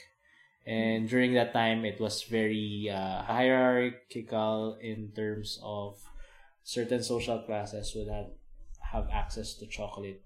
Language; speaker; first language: English; non-native, local second language; Filipino